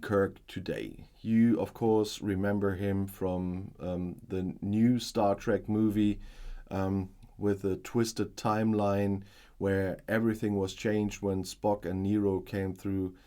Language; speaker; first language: English; non-native, fluent; German